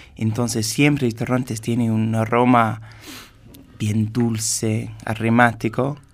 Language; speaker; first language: Spanish; non-native, fluent; English